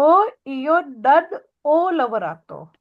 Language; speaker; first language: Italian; non-native, fluent; Urdu